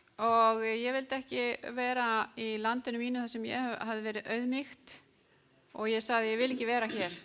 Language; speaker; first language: Icelandic; non-native, fluent; Spanish